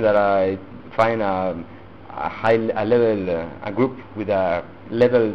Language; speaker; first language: English; non-native, learner; Spanish